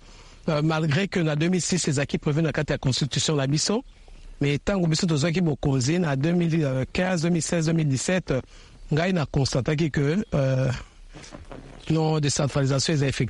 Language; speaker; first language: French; non-native, local second language; Lingala